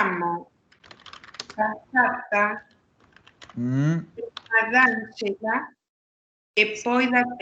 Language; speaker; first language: Italian; non-native, learner; Spanish